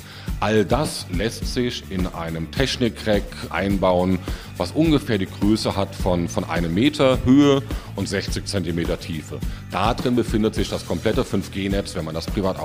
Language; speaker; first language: German; native; German